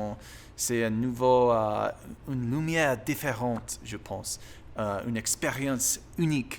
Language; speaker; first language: French; non-native, learner; English